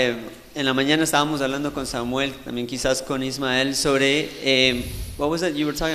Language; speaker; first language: Spanish; native; Spanish